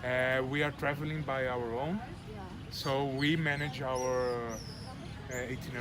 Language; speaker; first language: English; non-native, fluent; Portuguese